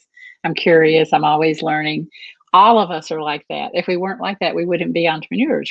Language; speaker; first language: English; native; English